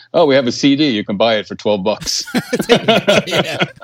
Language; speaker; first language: English; native; English